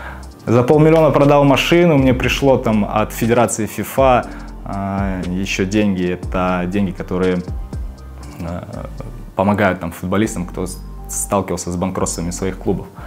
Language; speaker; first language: Russian; native; Russian